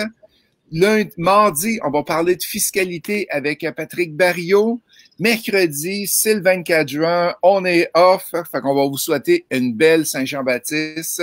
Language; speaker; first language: French; native; French